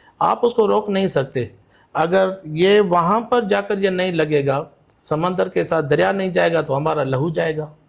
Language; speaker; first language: Urdu; non-native, local second language; Sindhi